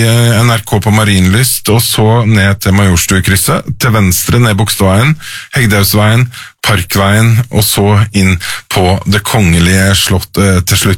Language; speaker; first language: Norwegian; native; Norwegian